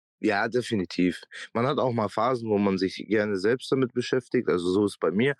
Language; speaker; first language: German; native; German